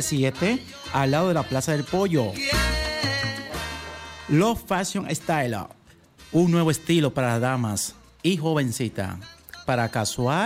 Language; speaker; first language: Spanish; native; Spanish